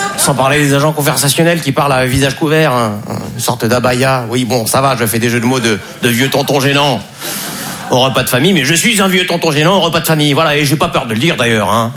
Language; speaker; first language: French; native; French